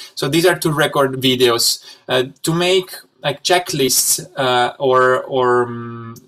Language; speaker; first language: English; non-native, fluent; Italian